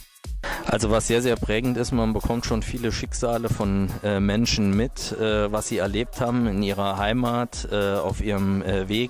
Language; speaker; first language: German; native; German